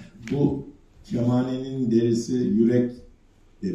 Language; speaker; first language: Turkish; native; Turkish